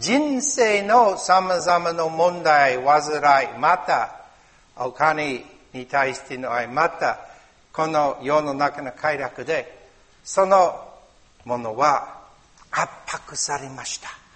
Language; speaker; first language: Japanese; non-native, learner; English